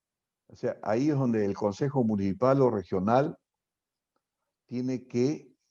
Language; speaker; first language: Spanish; native; Spanish